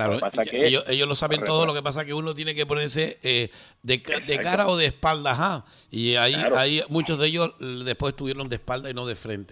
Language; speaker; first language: Spanish; native; Spanish